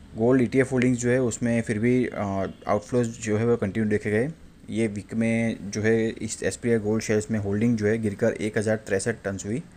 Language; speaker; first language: Hindi; non-native, local second language; Gujarati